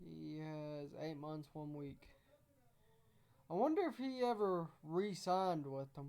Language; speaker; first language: English; native; English